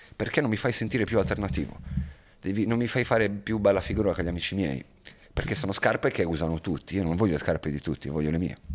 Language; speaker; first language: Italian; native; Italian